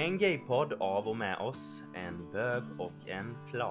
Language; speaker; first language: Swedish; native; Swedish